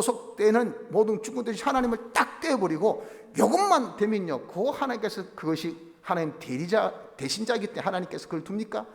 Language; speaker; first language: Korean; native; Korean